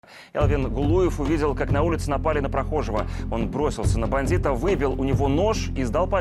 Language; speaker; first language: Russian; native; Russian